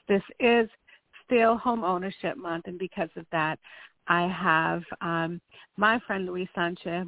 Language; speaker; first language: English; early bilingual, other home language; Spanish